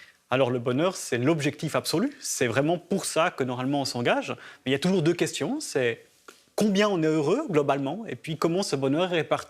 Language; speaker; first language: French; native; French